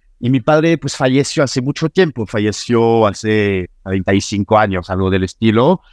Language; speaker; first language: Spanish; non-native, fluent; French